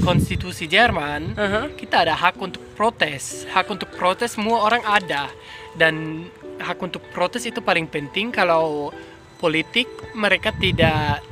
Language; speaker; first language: Indonesian; non-native, fluent; German